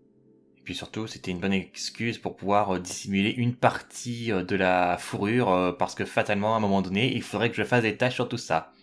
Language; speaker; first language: French; native; French